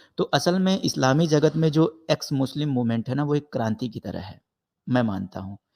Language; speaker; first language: Hindi; native; Hindi